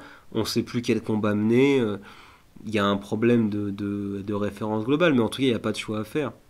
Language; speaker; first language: French; native; French